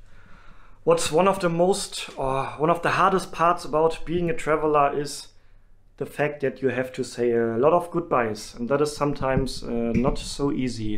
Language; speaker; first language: English; non-native, fluent; German